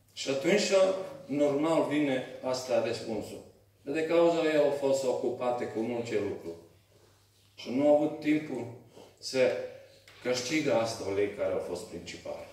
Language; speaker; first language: Romanian; non-native, learner; Serbian